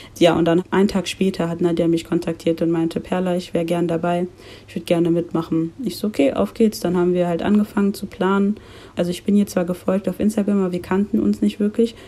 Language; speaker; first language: German; early bilingual, other home language; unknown